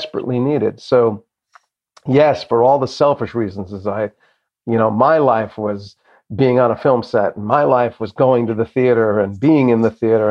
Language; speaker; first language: English; native; English